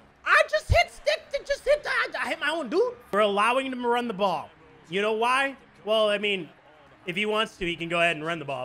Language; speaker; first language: English; native; English